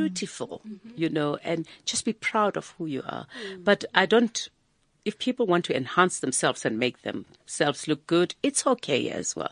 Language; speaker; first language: English; non-native, local second language; Zulu